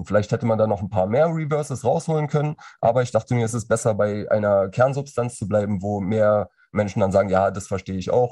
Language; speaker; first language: German; native; German